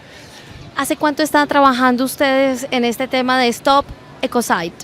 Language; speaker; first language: Spanish; native; Spanish